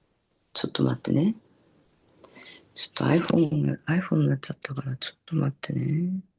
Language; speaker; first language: Japanese; native; Japanese